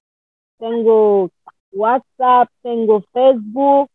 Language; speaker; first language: Spanish; non-native, learner; Haitian Creole